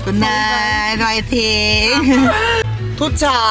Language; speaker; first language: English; non-native, learner; Korean